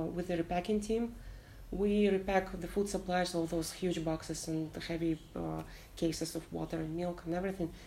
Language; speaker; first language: English; non-native, fluent; Russian